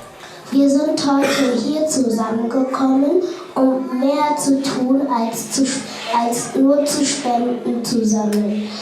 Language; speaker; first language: German; early bilingual, other home language; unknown